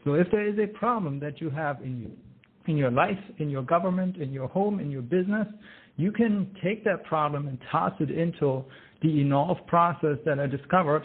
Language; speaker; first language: English; non-native, fluent; German